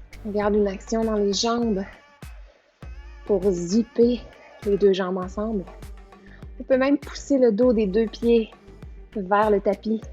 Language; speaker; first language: French; native; French